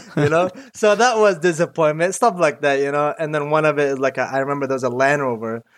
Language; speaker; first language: English; early bilingual, other home language; Arabic